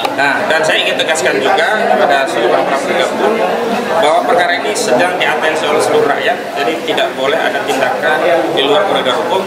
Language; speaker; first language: Indonesian; native; Indonesian